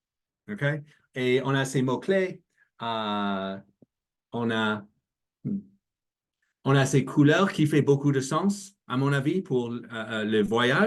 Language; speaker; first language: French; non-native, learner; English